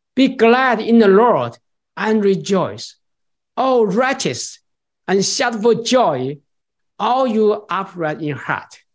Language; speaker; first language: English; non-native, fluent; Chinese